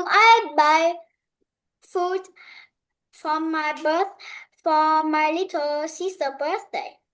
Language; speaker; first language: English; non-native, learner; Vietnamese